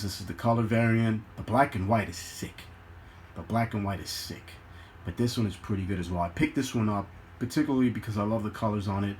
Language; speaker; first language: English; native; English